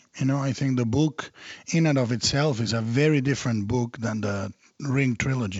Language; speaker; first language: English; non-native, fluent; Spanish